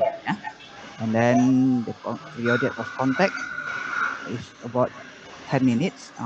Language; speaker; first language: English; non-native, learner; Indonesian